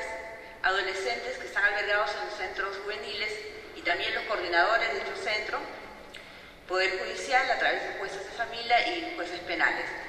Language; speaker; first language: Spanish; native; Spanish